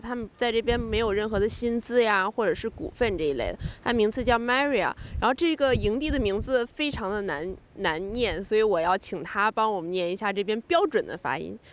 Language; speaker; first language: Chinese; native; Chinese